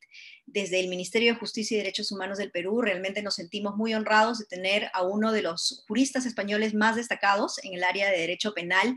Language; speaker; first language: Spanish; native; Spanish